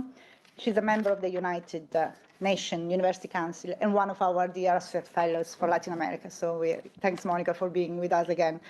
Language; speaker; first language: English; non-native, fluent; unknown